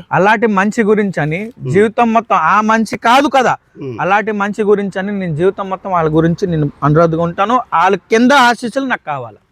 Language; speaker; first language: Telugu; non-native, local second language; Odia